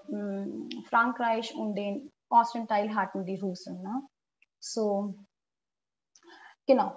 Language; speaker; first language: German; non-native, fluent; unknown